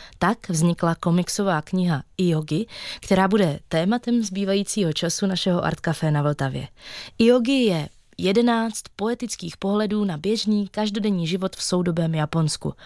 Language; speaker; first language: Czech; native; Czech